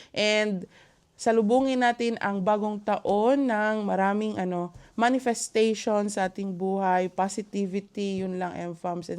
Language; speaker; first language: Filipino; native; Filipino